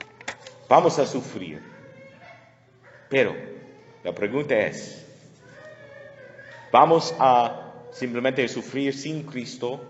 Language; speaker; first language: Spanish; non-native, fluent; English